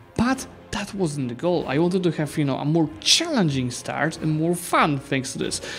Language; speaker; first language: English; non-native, fluent; Polish